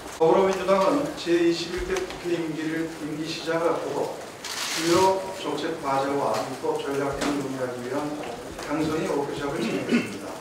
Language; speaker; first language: Korean; native; Korean